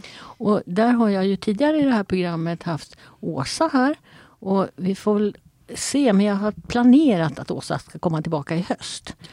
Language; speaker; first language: Swedish; native; Swedish